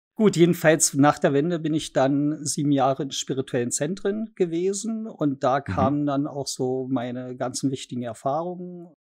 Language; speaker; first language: German; native; German